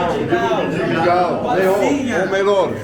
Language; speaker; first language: Portuguese; non-native, learner; English